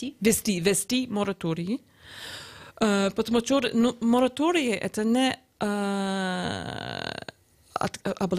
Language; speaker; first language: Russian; non-native, learner; English